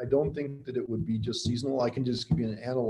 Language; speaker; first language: English; native; English